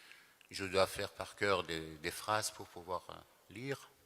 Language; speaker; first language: French; non-native, fluent; Persian